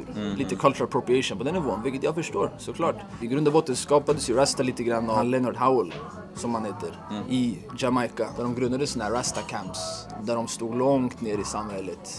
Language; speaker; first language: Swedish; native; Swedish